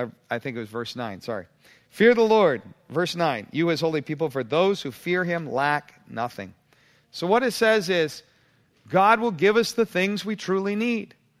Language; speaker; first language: English; native; English